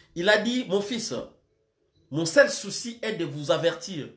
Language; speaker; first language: French; non-native, local second language; Lingala